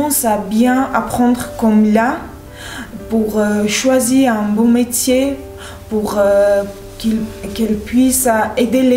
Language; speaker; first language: French; non-native, learner; Armenian